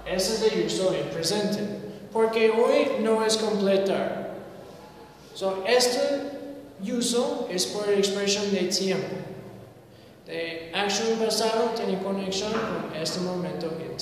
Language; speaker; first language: Spanish; non-native, learner; English